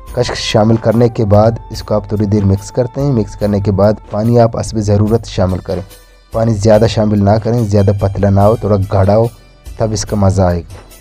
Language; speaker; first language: Urdu; non-native, local second language; Baluchi